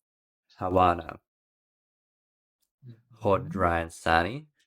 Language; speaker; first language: English; non-native, learner; Ukrainian